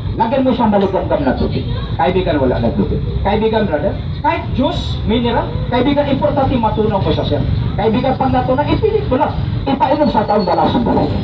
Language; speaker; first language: Filipino; non-native, local second language; Cebuano